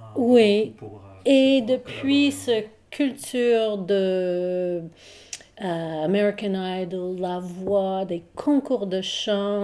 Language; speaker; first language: French; non-native, local second language; English